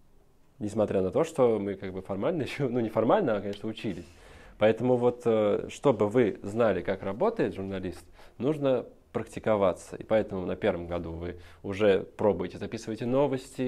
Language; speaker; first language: Russian; native; Russian